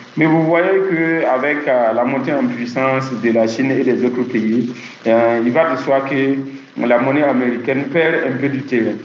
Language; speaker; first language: French; non-native, local second language; Mossi